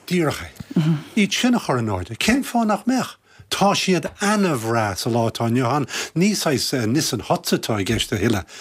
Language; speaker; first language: Irish; native; Irish